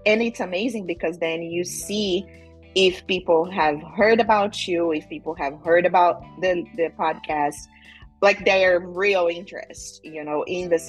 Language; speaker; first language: English; non-native, fluent; Portuguese